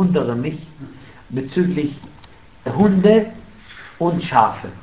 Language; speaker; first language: German; non-native, fluent; Arabic